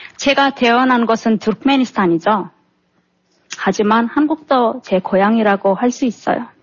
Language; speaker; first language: Korean; non-native, fluent; Turkmen